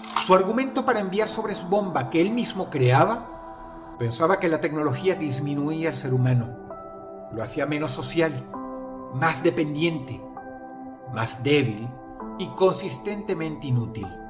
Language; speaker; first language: Spanish; native; Spanish